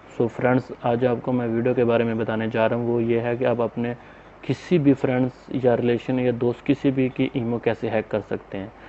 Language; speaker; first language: Urdu; non-native, local second language; Punjabi